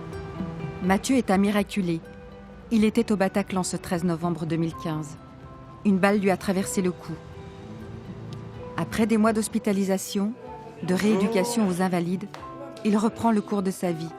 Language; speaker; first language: French; native; French